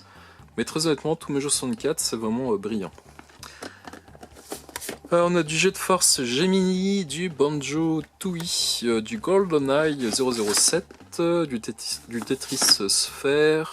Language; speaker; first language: French; native; French